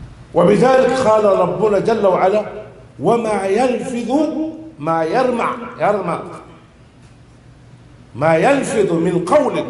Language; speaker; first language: Arabic; non-native, fluent; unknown